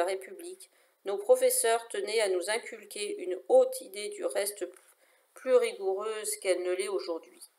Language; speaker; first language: French; native; French